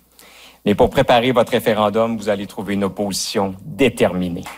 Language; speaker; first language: French; native; French